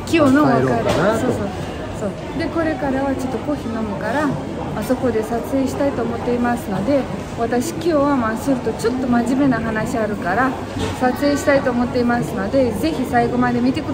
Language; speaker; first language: Japanese; non-native, fluent; Romanian